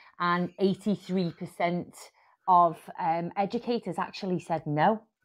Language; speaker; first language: English; native; English